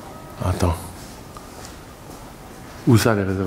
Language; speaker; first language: French; native; French